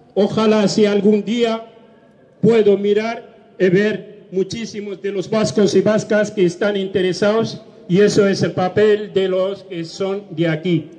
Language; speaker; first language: Spanish; non-native, fluent; Riffian